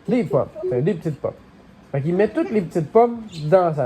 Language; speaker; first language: French; native; French